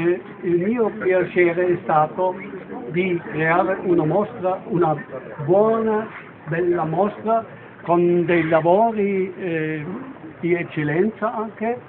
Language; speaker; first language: Italian; non-native, fluent; German